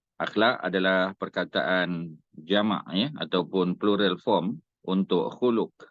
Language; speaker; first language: Malay; native; Malay